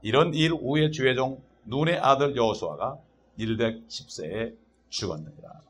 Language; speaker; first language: Korean; native; Korean